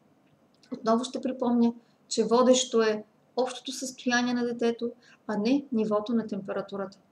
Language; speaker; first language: Bulgarian; native; Bulgarian